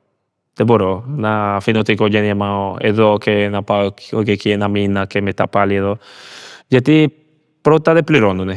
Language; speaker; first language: Greek; non-native, learner; Spanish